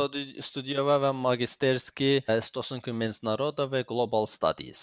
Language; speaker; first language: Polish; non-native, learner; Azerbaijani